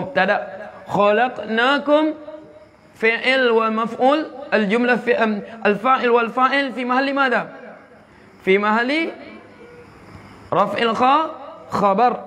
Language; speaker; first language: Arabic; non-native, fluent; Malay